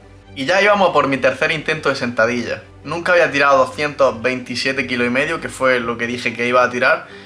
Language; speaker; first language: Spanish; native; Spanish